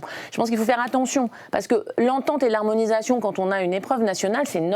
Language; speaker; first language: French; native; French